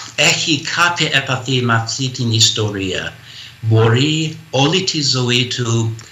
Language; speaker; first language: Greek; non-native, fluent; English